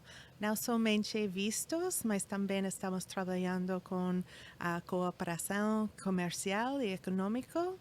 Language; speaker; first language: Portuguese; non-native, fluent; English